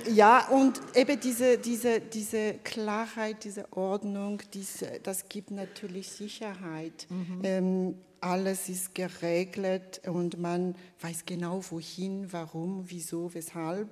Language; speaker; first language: German; non-native, fluent; Malagasy